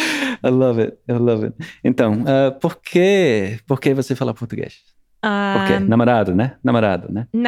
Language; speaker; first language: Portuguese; non-native, learner; English